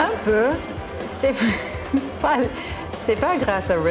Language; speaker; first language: French; non-native, learner; English